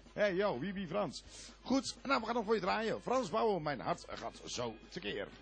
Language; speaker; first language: Dutch; native; Dutch